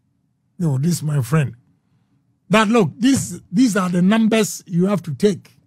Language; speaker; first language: English; non-native, local second language; Akan